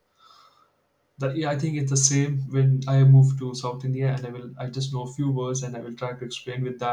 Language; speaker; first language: English; non-native, local second language; Hindi